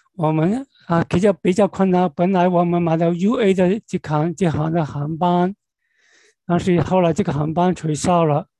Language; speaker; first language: Chinese; non-native, local second language; Cantonese